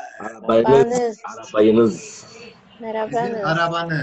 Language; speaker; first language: Turkish; non-native, learner; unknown